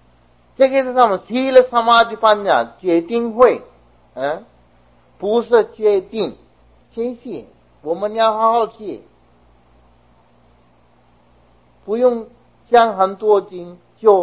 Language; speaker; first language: Chinese; non-native, fluent; Sinhala